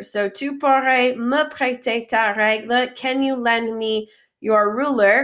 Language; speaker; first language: French; non-native, fluent; English